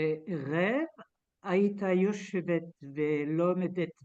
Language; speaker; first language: Hebrew; non-native, learner; French